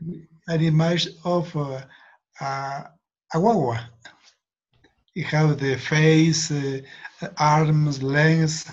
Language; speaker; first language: English; non-native, learner; Spanish